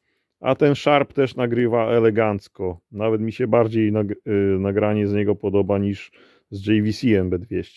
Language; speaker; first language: Polish; native; Polish